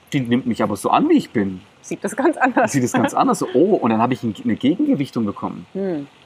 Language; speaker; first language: German; non-native, local second language; Greek